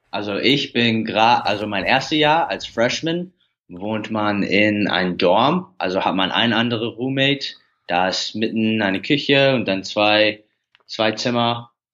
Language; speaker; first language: German; early bilingual, heritage; English